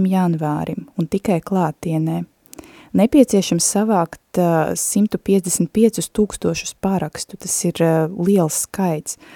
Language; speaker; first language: Latvian; native; Latvian